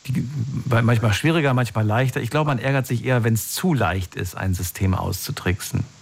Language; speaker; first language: German; native; German